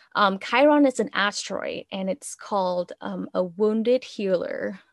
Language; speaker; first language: English; non-native, fluent; Vietnamese